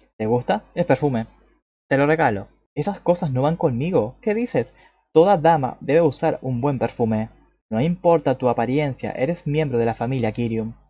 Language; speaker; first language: Spanish; native; Spanish